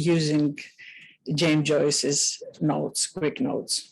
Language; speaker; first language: English; non-native, fluent; Greek